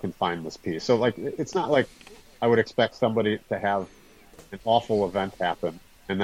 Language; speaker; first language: English; native; English